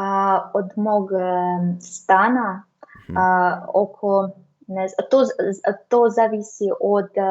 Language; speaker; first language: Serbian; non-native, learner; Russian